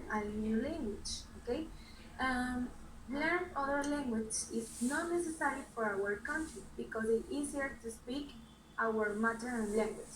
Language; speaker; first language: English; non-native, learner; Spanish